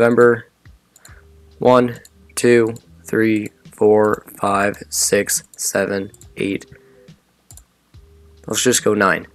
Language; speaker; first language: English; native; English